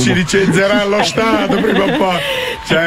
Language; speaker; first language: Italian; native; Italian